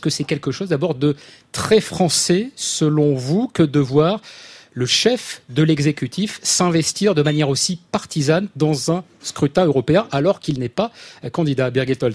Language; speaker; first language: French; native; French